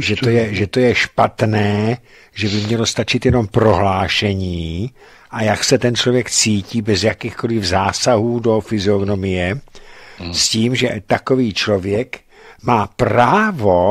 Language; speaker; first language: Czech; native; Czech